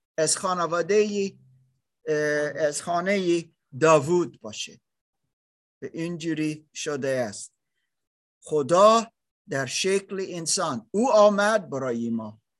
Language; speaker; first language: Persian; non-native, learner; German